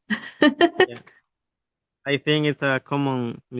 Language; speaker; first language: English; non-native, learner; Spanish